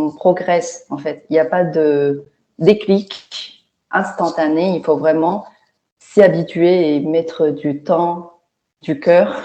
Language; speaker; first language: French; non-native, fluent; Chinese